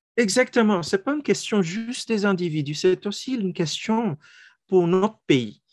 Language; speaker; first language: French; non-native, local second language; English